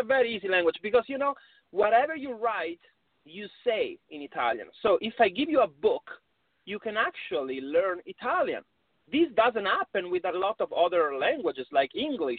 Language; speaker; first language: English; non-native, fluent; Italian